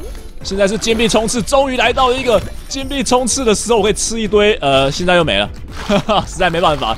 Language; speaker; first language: Chinese; native; Chinese